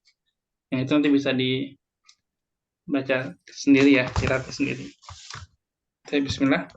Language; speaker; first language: Indonesian; native; Indonesian